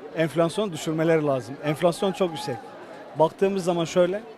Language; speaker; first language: Turkish; non-native, local second language; Kurdish